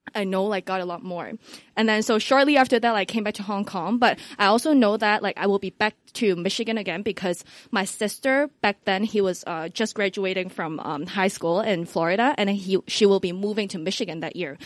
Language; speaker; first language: English; non-native, local second language; Cantonese